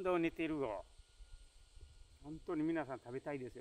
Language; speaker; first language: Japanese; non-native, fluent; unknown